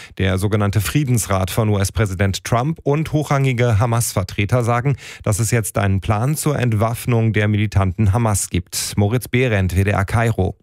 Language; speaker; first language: German; native; German